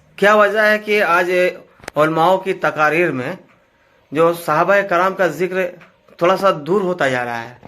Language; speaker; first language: Urdu; native; Urdu